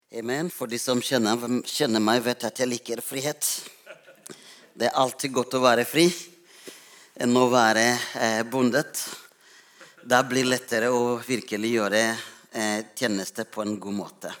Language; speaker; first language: Norwegian; non-native, fluent; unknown